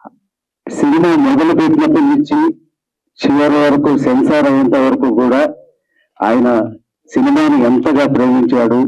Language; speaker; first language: Telugu; native; Telugu